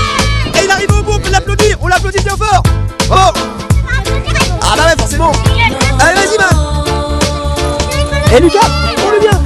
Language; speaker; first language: French; native; French